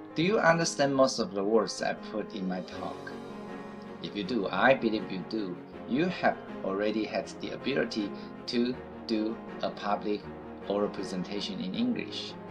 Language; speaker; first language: English; non-native, fluent; Chinese